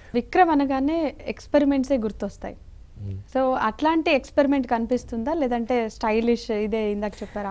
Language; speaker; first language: Telugu; native; Telugu